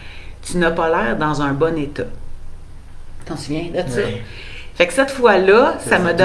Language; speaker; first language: French; native; French